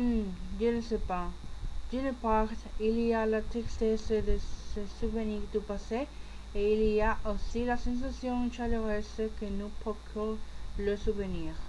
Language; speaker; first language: French; non-native, learner; Spanish